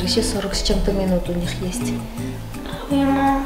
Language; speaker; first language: Russian; non-native, fluent; Armenian